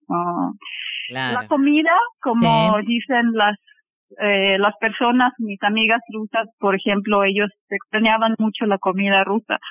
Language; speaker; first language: Spanish; non-native, fluent; Russian